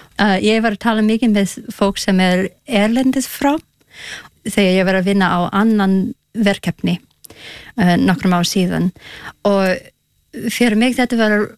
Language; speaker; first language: Icelandic; non-native, learner; Spanish